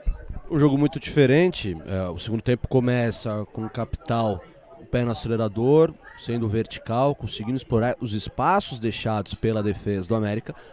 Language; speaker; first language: Portuguese; native; Portuguese